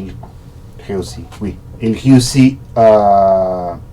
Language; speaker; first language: French; non-native, learner; Portuguese